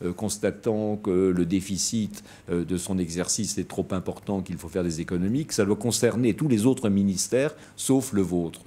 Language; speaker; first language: French; native; French